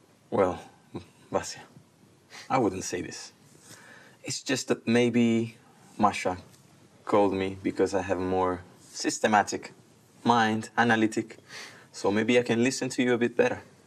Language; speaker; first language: English; native; English